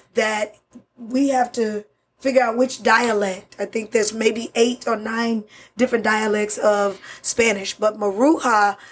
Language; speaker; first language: English; early bilingual, other home language; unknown